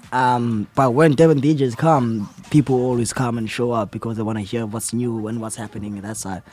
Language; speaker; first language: English; non-native, local second language; Zulu